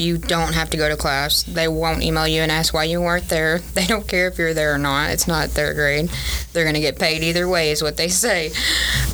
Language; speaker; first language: English; native; English